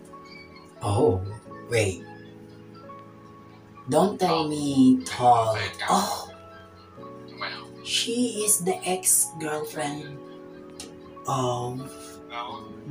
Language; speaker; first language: English; non-native, local second language; Filipino